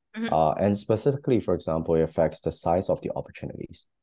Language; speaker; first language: English; native; English